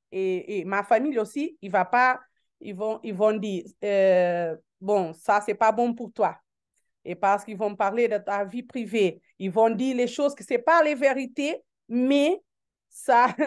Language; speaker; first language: French; non-native, learner; Portuguese